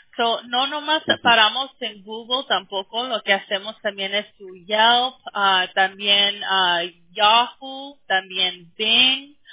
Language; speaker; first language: Spanish; early bilingual, heritage; Spanish